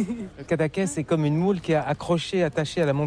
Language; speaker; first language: French; native; French